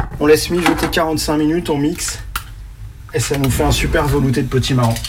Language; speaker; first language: French; native; French